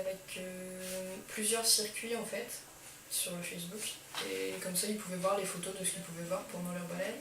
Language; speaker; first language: French; native; French